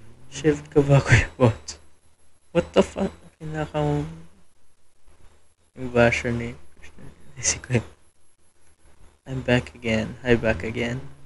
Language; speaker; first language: English; non-native, local second language; Filipino